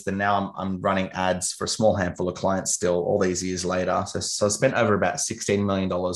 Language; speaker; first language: English; native; English